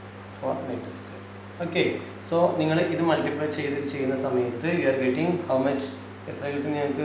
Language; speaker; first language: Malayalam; native; Malayalam